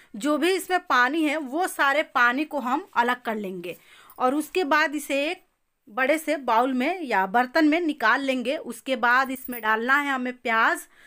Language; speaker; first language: Hindi; native; Hindi